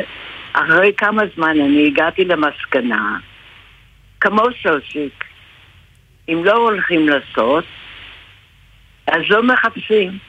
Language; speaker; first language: Hebrew; non-native, fluent; English